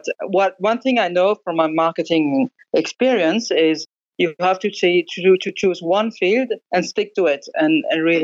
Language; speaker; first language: English; non-native, fluent; French